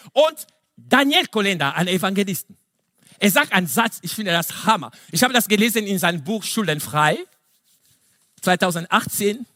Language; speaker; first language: German; non-native, fluent; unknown